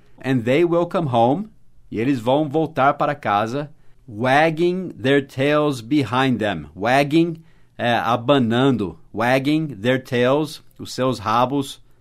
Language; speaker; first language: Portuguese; non-native, fluent; English